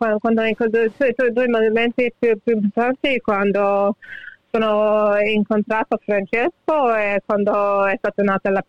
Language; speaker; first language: Italian; early bilingual, heritage; English